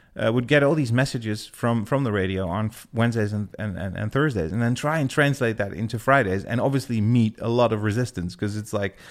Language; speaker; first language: English; non-native, fluent; Dutch